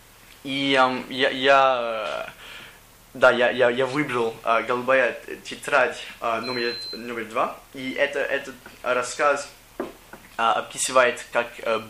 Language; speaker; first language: Russian; non-native, learner; English